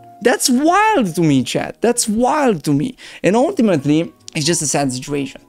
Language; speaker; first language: English; non-native, fluent; Romanian